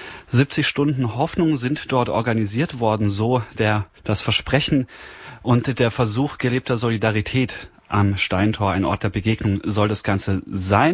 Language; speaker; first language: German; native; German